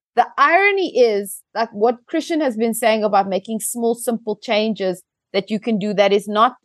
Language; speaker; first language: English; native; English